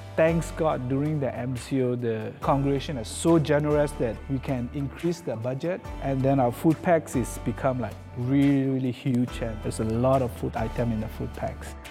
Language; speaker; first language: English; non-native, fluent; Burmese